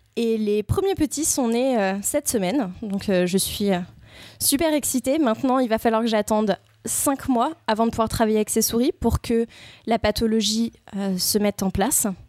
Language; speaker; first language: French; native; French